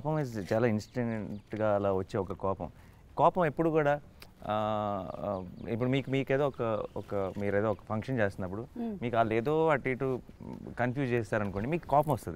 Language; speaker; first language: Telugu; native; Telugu